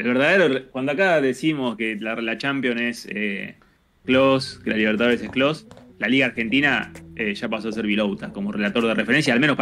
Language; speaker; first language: Spanish; native; Spanish